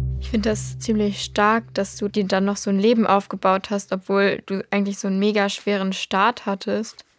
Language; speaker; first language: German; native; German